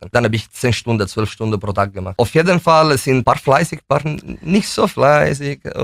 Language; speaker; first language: German; non-native, fluent; Italian